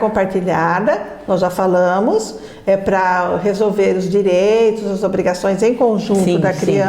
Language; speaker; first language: Portuguese; native; Portuguese